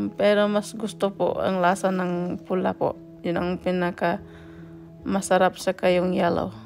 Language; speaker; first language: Filipino; non-native, local second language; Cebuano